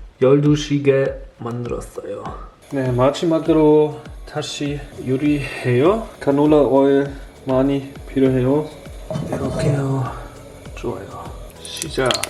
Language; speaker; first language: Korean; non-native, learner; German